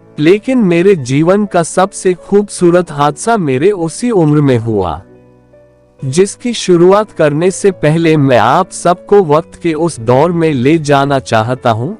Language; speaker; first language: Hindi; native; Hindi